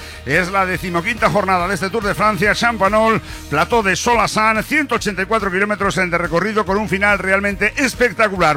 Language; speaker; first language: Spanish; native; Spanish